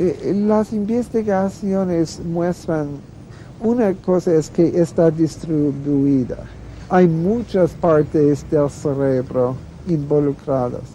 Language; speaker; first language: Spanish; non-native, fluent; English